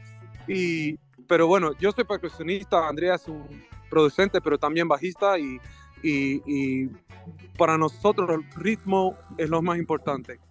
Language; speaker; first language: Spanish; non-native, fluent; Swedish